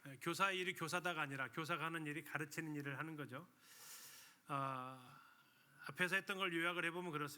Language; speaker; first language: Korean; native; Korean